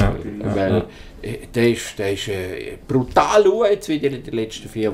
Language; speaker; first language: German; native; German